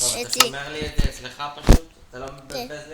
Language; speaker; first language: Hebrew; native; Hebrew